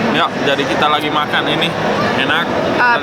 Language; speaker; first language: Indonesian; non-native, local second language; English